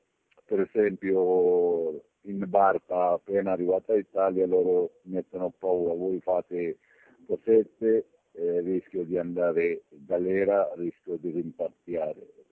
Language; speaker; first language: Italian; non-native, learner; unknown